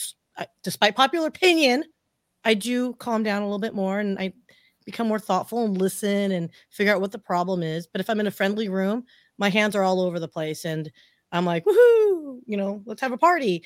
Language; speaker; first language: English; native; English